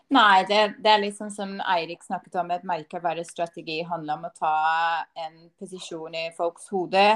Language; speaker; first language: Norwegian; non-native, fluent; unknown